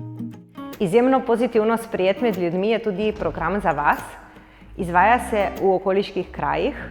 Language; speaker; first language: Slovenian; native; Slovenian